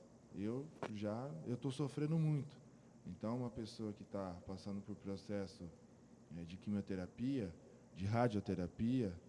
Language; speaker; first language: Portuguese; native; Portuguese